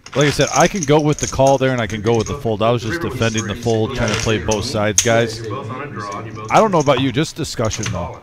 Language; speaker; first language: English; native; English